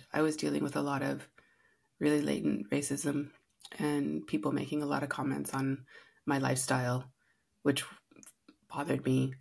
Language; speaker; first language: English; native; English